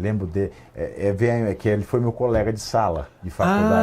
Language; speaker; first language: Portuguese; native; Portuguese